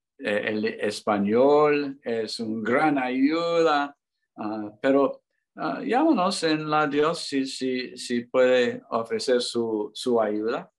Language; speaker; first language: Spanish; non-native, learner; English